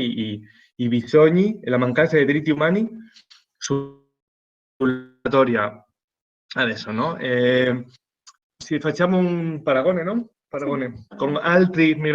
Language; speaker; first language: Italian; non-native, fluent; Spanish